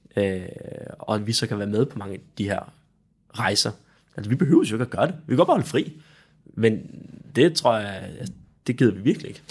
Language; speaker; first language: Danish; native; Danish